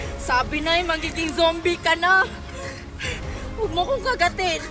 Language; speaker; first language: Filipino; native; Filipino